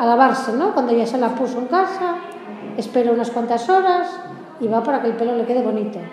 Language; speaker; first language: Spanish; native; Spanish